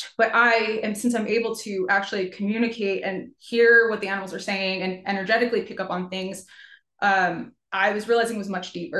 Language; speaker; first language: English; native; English